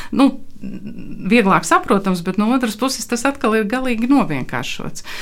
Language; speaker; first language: Latvian; native; Latvian